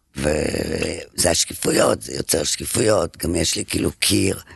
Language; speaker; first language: Hebrew; non-native, fluent; French